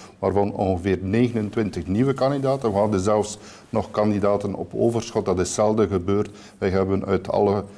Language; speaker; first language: Dutch; native; Dutch